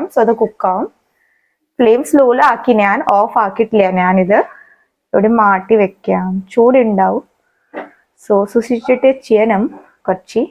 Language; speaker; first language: Malayalam; non-native, learner; Hindi